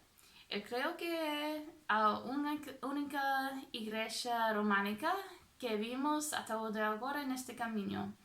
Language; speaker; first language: Portuguese; non-native, fluent; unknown